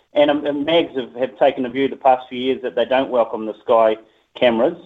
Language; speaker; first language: English; native; English